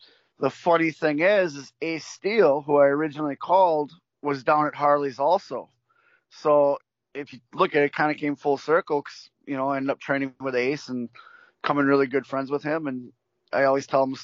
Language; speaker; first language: English; native; English